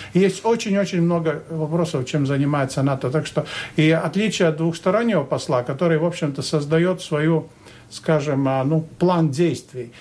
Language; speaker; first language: Russian; non-native, local second language; Latvian